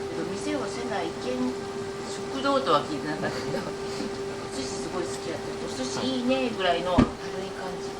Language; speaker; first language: Japanese; native; Japanese